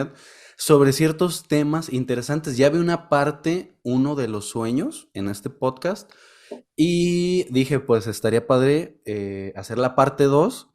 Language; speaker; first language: Spanish; native; Spanish